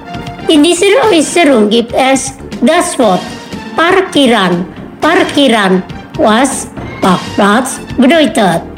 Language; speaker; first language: German; non-native, learner; Indonesian